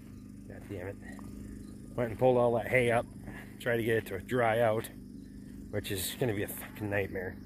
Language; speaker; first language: English; native; English